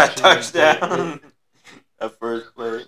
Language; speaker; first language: English; native; English